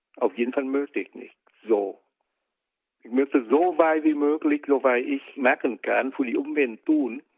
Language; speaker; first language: German; non-native, learner; Vietnamese